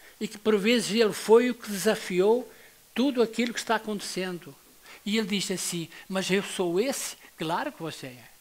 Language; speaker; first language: Portuguese; native; Portuguese